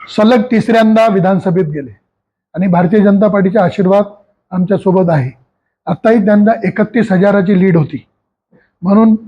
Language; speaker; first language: Marathi; non-native, local second language; Hindi